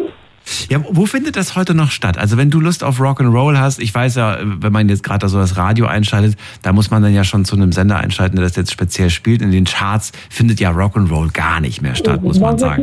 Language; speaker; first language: German; native; German